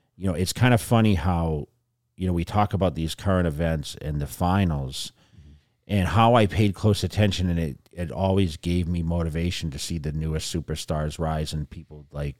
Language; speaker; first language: English; native; English